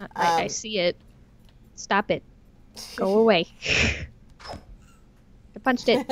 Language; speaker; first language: English; native; English